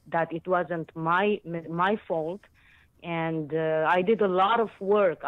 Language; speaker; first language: English; non-native, fluent; Arabic